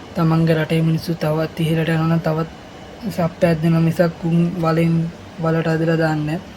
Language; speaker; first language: Sinhala; native; Sinhala